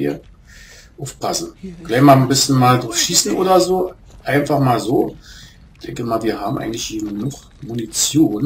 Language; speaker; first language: German; native; German